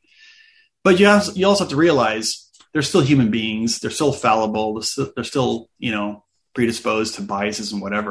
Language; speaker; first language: English; native; English